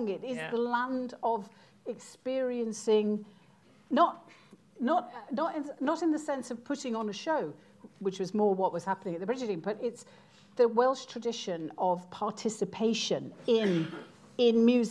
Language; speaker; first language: English; native; English